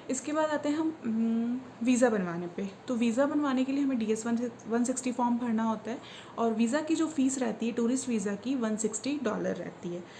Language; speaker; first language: Hindi; native; Hindi